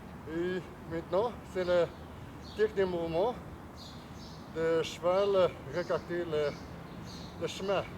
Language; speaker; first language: French; non-native, learner; Chinese